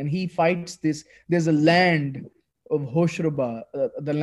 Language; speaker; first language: English; non-native, local second language; Urdu